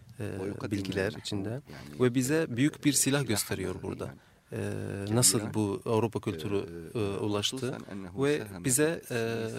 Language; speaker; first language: Turkish; non-native, fluent; Arabic